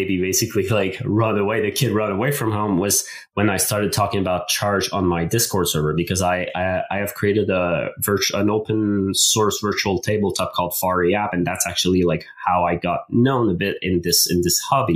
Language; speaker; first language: English; non-native, fluent; French